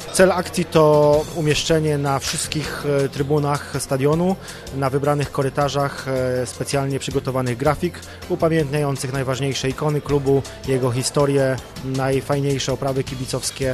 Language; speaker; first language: Polish; native; Polish